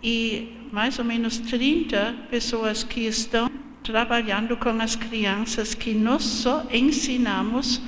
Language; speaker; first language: Portuguese; non-native, fluent; German